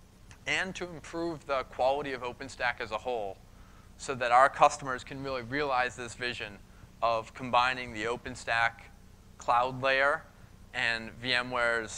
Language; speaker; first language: English; native; English